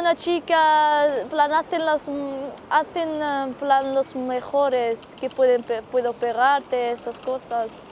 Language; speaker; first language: Spanish; non-native, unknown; Arabic